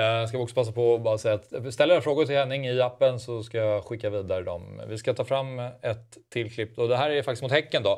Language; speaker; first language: Swedish; native; Swedish